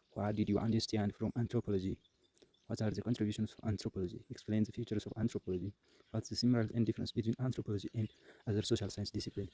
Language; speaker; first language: English; non-native, local second language; Amharic